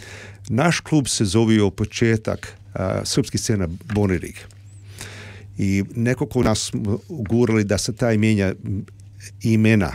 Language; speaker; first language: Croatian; early bilingual, heritage; Serbian